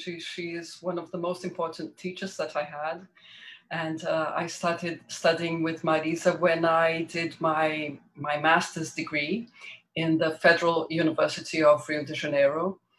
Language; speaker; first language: English; early bilingual, other home language; Portuguese